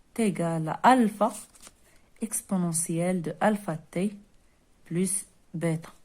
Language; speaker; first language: French; non-native, local second language; Arabic